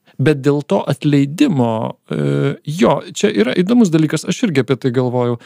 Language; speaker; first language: Lithuanian; native; Lithuanian